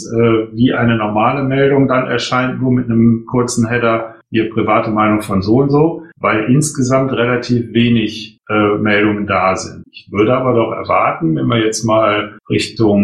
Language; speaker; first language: German; native; German